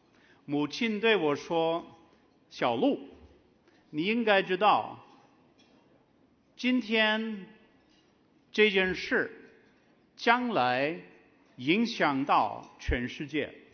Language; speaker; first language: Chinese; non-native, fluent; English